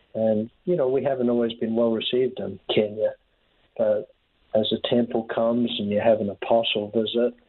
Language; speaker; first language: English; native; English